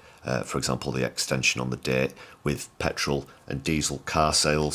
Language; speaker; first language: English; native; English